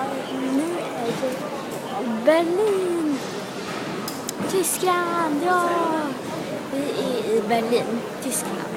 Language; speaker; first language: Swedish; early bilingual, other home language; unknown